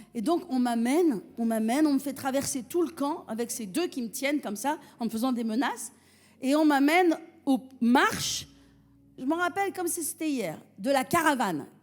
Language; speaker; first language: French; native; French